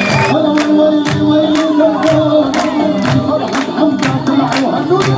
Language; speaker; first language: Dutch; native; Dutch